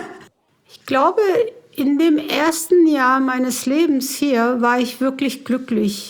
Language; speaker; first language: German; early bilingual, other home language; Kurdish